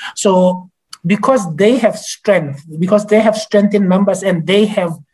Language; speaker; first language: English; non-native, local second language; Tswana